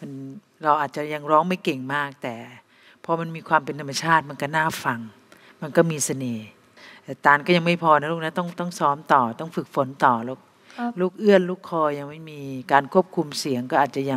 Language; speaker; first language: Thai; native; Thai